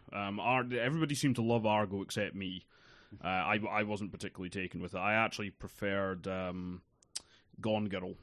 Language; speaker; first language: English; native; English